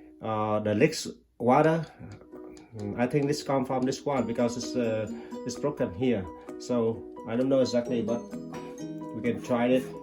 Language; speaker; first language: English; non-native, learner; Vietnamese